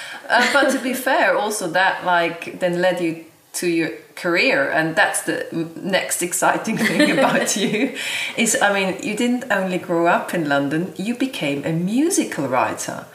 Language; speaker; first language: English; non-native, fluent; German